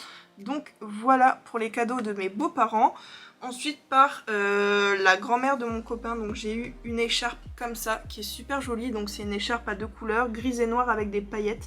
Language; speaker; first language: French; native; French